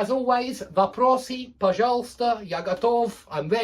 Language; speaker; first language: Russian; non-native, learner; English